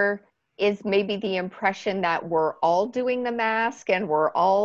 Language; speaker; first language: English; native; English